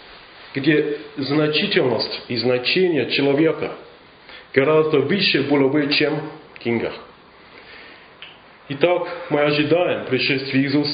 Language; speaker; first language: Russian; non-native, fluent; English